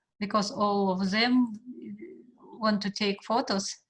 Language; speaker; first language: English; non-native, fluent; Russian